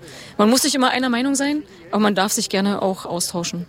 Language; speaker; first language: German; native; German